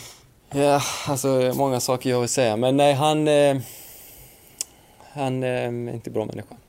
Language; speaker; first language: Swedish; non-native, fluent; Icelandic